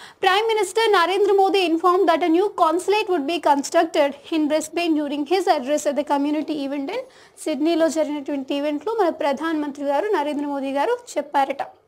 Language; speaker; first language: English; non-native, local second language; Telugu